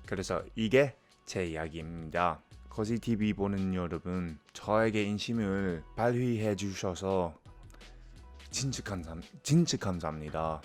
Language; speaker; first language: Korean; non-native, fluent; English